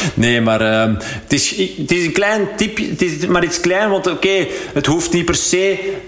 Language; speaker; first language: Dutch; native; Dutch